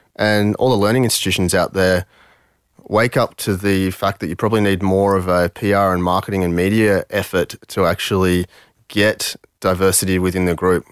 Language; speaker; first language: English; early bilingual, other home language; French